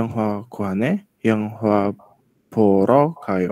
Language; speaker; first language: Korean; non-native, learner; Indonesian